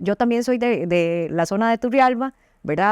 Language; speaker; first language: Spanish; native; Spanish